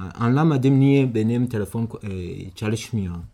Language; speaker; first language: Turkish; non-native, learner; Swahili